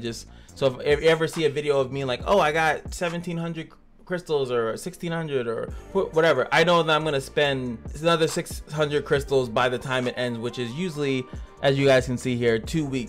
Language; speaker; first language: English; native; English